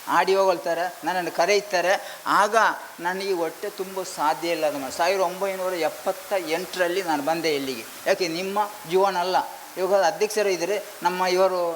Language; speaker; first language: Kannada; non-native, local second language; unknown